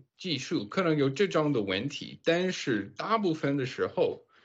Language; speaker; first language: Chinese; non-native, fluent; English